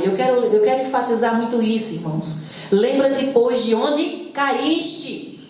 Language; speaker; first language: Portuguese; native; Portuguese